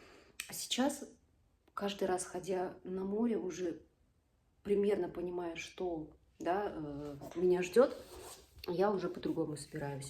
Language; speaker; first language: Russian; native; Russian